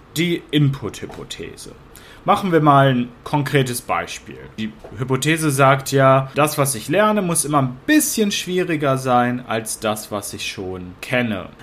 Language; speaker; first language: German; native; German